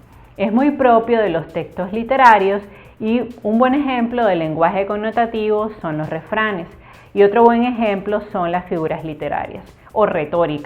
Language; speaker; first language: Spanish; native; Spanish